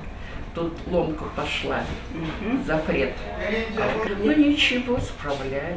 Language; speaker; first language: Russian; native; Russian